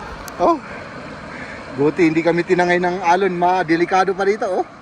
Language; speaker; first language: Filipino; native; Filipino